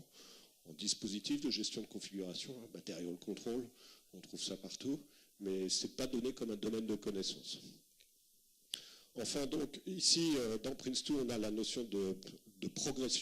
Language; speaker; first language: French; native; French